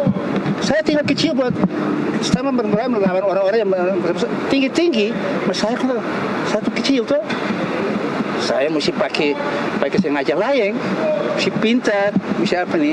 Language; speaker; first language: Indonesian; early bilingual, heritage; Indonesian